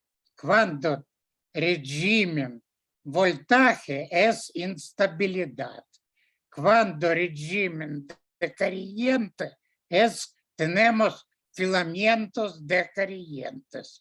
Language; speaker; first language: Spanish; non-native, learner; Russian